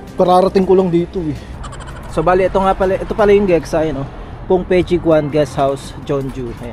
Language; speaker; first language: Filipino; native; Filipino